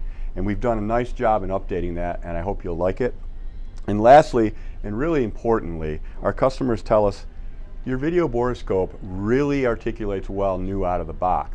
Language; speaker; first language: English; native; English